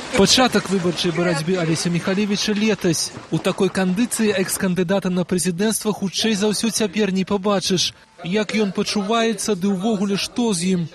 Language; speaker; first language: Belarusian; native; Belarusian